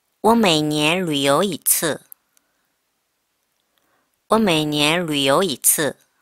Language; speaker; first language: Chinese; non-native, fluent; Korean